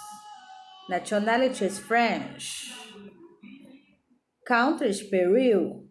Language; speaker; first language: English; non-native, learner; Portuguese